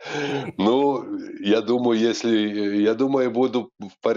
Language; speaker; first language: Russian; non-native, local second language; Latvian